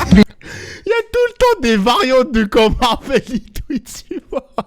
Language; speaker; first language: French; native; French